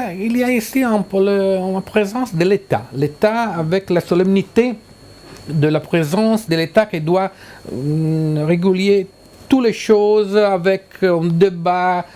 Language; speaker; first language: French; non-native, learner; Italian